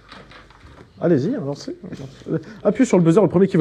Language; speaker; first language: French; native; French